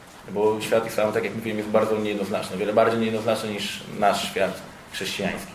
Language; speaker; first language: Polish; native; Polish